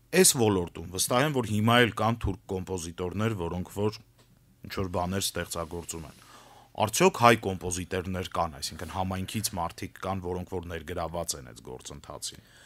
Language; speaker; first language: Armenian; native; Armenian